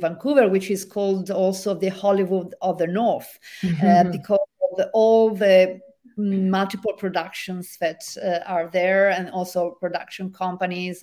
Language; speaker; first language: English; non-native, fluent; Italian